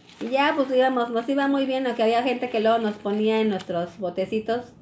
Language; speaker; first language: Spanish; native; Spanish